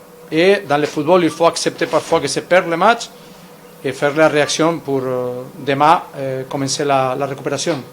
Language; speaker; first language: French; non-native, fluent; Spanish